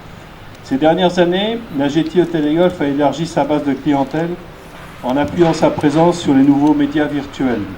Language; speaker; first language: French; native; French